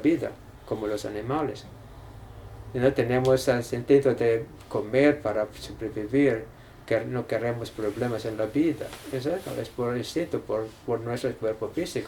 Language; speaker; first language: Spanish; non-native, learner; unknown